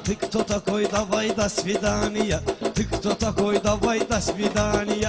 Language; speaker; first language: Russian; non-native, local second language; Talysh